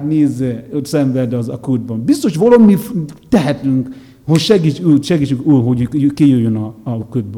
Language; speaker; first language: Hungarian; non-native, learner; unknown